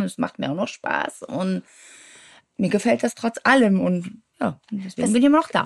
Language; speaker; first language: German; native; German